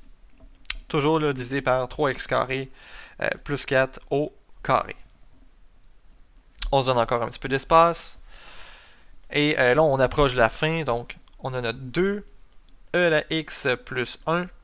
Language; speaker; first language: French; native; French